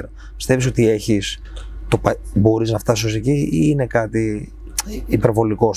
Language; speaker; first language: Greek; native; Greek